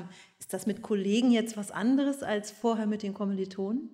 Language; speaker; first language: German; native; German